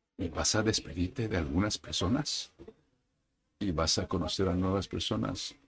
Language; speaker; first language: Spanish; early bilingual, heritage; Spanish